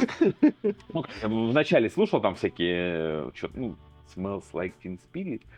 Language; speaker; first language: Russian; native; Russian